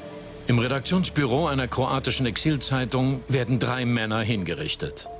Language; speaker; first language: German; native; German